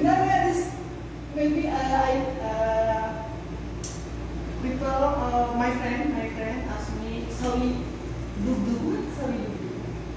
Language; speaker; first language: English; non-native, learner; Arabic